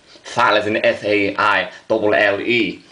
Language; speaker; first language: English; non-native, fluent; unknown